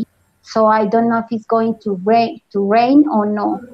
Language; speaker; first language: English; non-native, learner; Spanish